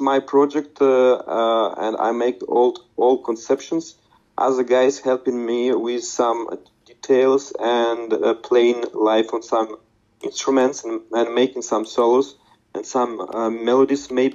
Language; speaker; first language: English; non-native, learner; Russian